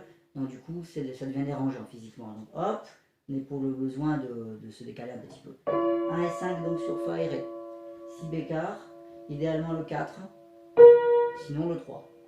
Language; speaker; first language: French; native; French